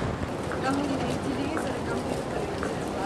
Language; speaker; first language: Russian; native; Russian